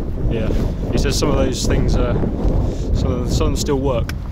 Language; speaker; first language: English; native; English